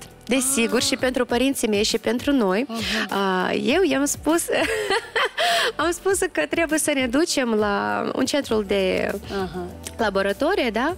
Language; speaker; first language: Romanian; non-native, local second language; Russian